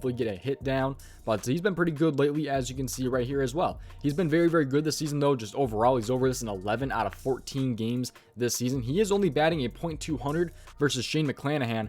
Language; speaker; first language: English; native; English